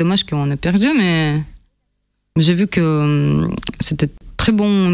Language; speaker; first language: French; non-native, learner; Russian